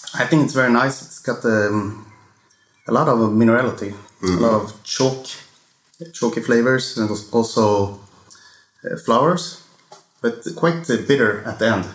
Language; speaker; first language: English; non-native, fluent; Swedish